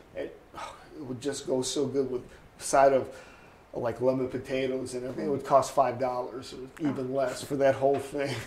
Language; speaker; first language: English; native; English